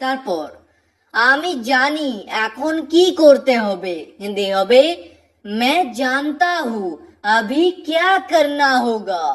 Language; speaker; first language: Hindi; non-native, fluent; Bangla